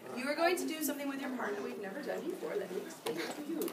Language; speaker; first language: English; native; English